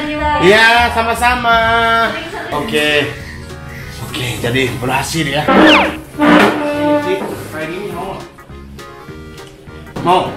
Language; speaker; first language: Indonesian; non-native, fluent; Japanese